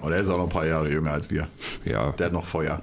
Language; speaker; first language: German; native; German